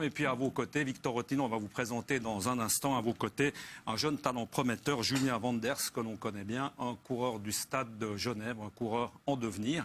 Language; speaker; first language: French; native; French